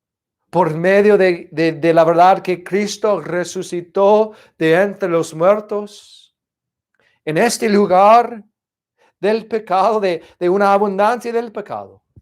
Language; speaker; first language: Spanish; non-native, fluent; English